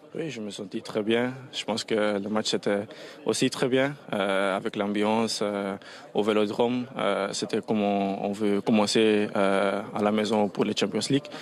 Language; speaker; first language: French; non-native, learner; Dutch